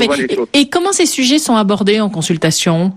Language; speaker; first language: French; native; French